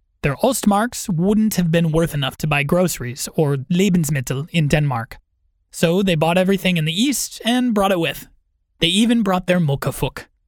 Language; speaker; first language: English; native; English